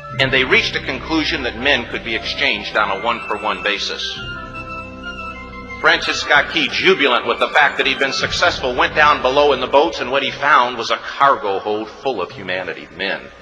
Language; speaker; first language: English; native; English